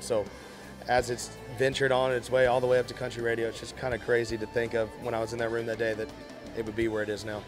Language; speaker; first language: English; native; English